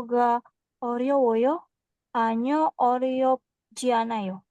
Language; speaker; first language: Korean; non-native, learner; Indonesian